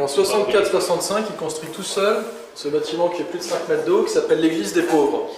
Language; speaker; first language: French; native; French